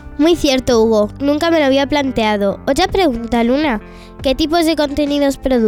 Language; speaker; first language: Spanish; native; Spanish